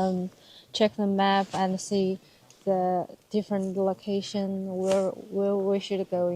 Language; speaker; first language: English; non-native, learner; Chinese